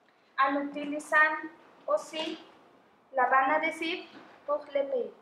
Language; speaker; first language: French; non-native, fluent; Spanish